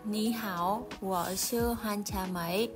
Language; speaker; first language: Chinese; non-native, learner; Vietnamese